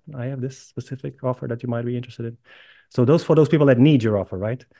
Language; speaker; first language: English; non-native, fluent; Portuguese